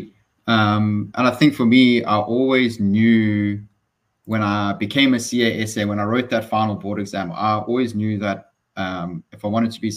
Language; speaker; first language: English; native; English